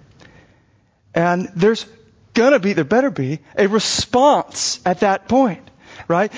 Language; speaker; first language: English; native; English